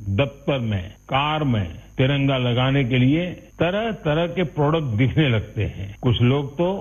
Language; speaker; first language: Urdu; native; Urdu